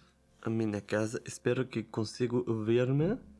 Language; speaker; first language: Portuguese; non-native, learner; Italian